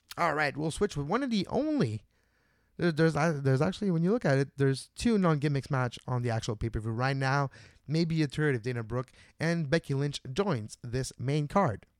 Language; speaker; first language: English; non-native, local second language; French